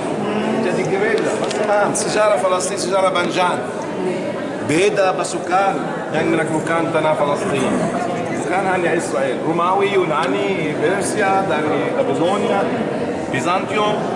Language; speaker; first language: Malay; non-native, learner; Arabic